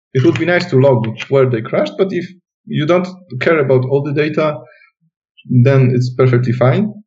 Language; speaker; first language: English; non-native, fluent; Polish